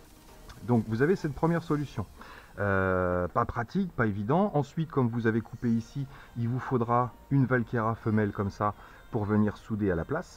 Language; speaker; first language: French; native; French